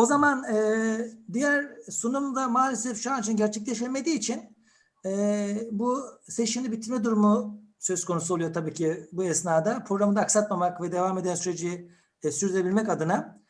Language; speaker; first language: Turkish; native; Turkish